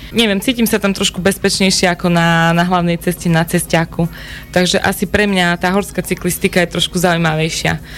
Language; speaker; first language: Slovak; native; Slovak